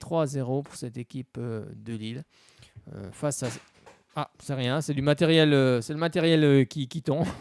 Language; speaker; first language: French; native; French